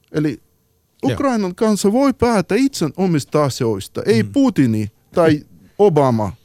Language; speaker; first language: Finnish; non-native, fluent; Ukrainian